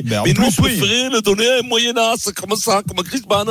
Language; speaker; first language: French; native; French